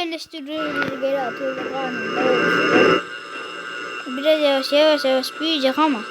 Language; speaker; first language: Turkish; native; Turkish